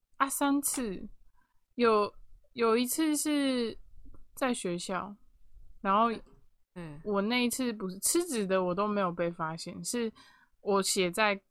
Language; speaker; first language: Chinese; native; Chinese